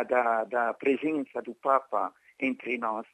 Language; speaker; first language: Portuguese; non-native, fluent; Arabic